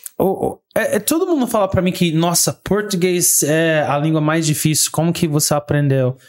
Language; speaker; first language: Portuguese; non-native, fluent; English